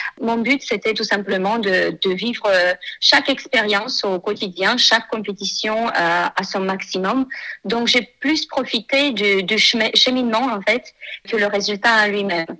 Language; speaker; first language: French; non-native, fluent; Romanian